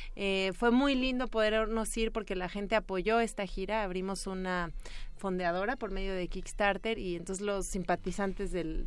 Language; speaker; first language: Spanish; native; Spanish